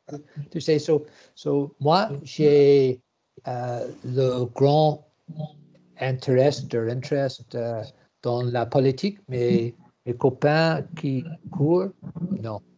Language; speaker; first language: French; non-native, learner; English